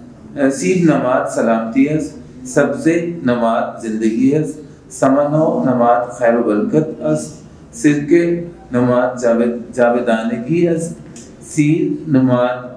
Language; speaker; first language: Persian; non-native, learner; Urdu